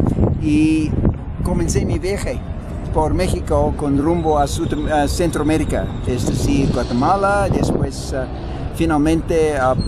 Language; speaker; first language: Spanish; non-native, fluent; English